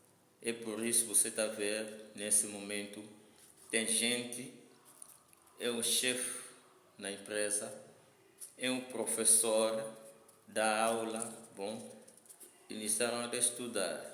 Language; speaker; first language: Portuguese; non-native, learner; Lingala